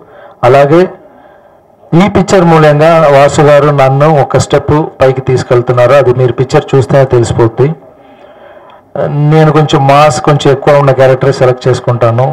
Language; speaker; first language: Telugu; non-native, fluent; Tamil